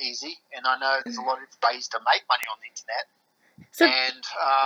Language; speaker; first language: English; native; English